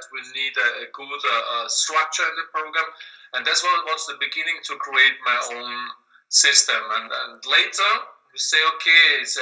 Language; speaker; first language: English; non-native, learner; German